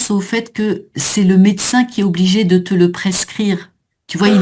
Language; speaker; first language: French; native; French